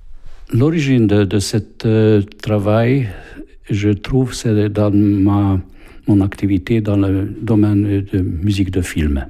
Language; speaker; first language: French; non-native, fluent; Hungarian